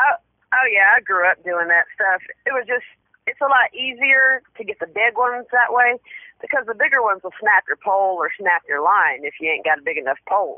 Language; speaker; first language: English; native; English